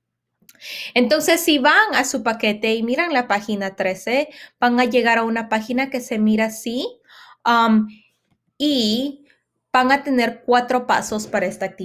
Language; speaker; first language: Spanish; early bilingual, heritage; Spanish